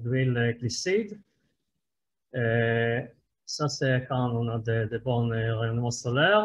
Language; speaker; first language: French; non-native, fluent; Hebrew